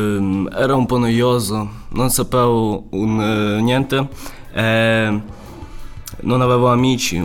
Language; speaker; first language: Italian; non-native, learner; Ukrainian